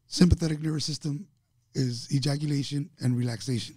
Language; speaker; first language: English; native; English